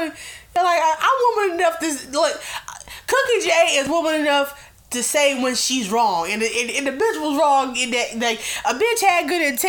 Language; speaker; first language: English; native; English